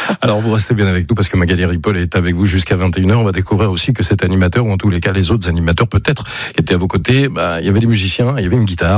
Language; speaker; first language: French; native; French